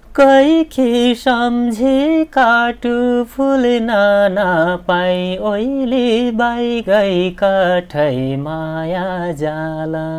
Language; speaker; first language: Nepali; native; Nepali